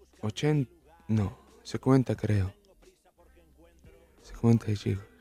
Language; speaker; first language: Spanish; non-native, learner; Arabic